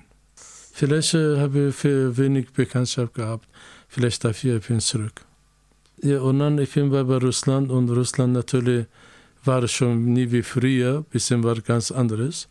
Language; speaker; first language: German; non-native, learner; Azerbaijani